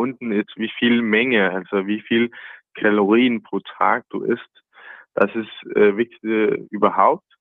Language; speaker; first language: German; non-native, learner; Danish